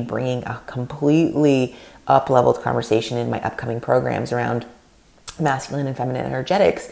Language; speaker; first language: English; non-native, fluent; Russian